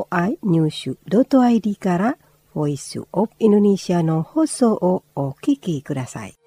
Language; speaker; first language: Japanese; non-native, fluent; Indonesian